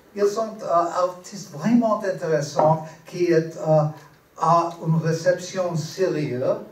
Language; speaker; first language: French; non-native, learner; English